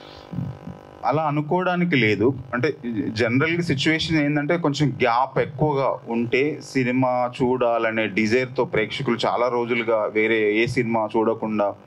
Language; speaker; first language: Telugu; native; Telugu